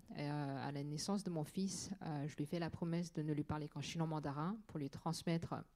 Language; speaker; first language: French; native; French